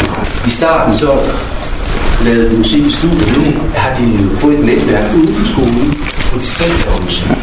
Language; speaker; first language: Danish; native; Danish